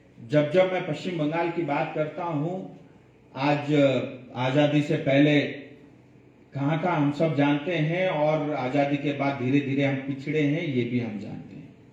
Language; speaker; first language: Hindi; non-native, local second language; Nepali